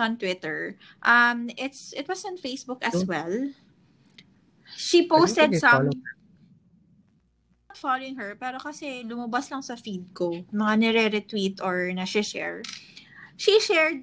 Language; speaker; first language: English; non-native, local second language; Hiligaynon